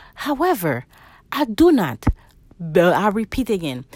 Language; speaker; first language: English; non-native, fluent; Haitian Creole